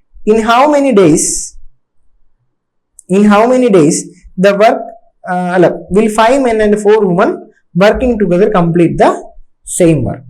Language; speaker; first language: English; non-native, local second language; Malayalam